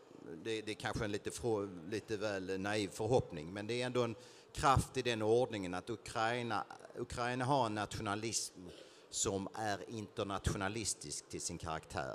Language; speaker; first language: Swedish; native; Swedish